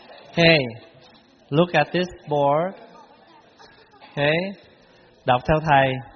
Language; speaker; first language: English; non-native, fluent; Vietnamese